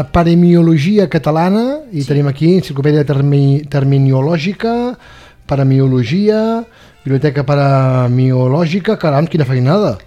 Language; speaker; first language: Catalan; native; Catalan